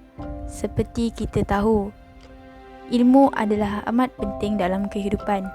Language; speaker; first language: Malay; native; Malay